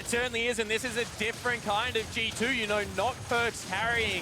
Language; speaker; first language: English; native; English